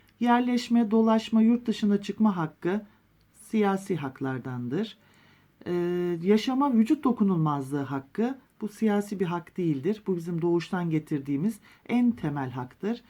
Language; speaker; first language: Turkish; native; Turkish